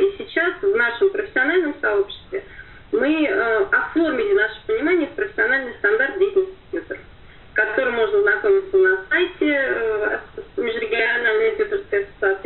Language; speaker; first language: Russian; native; Russian